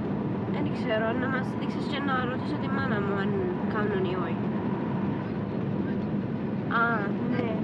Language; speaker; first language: Greek; non-native, fluent; Arabic